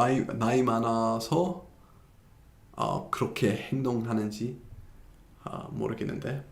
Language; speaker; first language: Korean; non-native, fluent; English